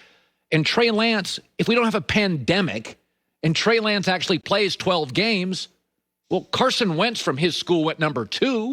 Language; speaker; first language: English; native; English